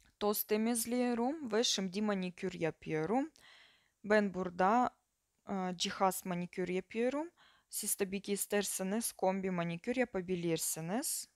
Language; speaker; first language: Turkish; non-native, fluent; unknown